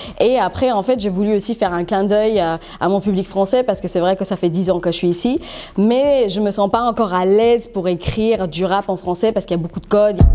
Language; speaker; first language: French; non-native, fluent; English